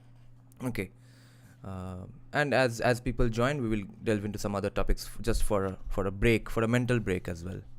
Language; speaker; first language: English; non-native, local second language; Bangla